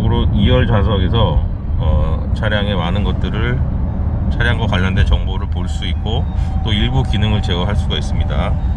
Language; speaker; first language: Korean; native; Korean